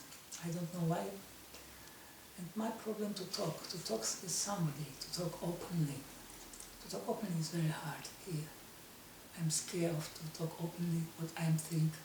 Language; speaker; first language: English; non-native, learner; Russian